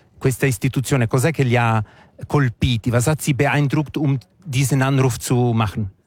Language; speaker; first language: Italian; native; Italian